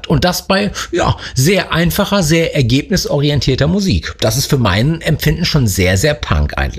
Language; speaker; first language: German; native; German